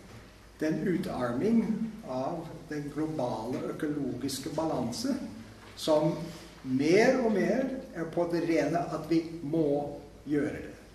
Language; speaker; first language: Norwegian; non-native, fluent; English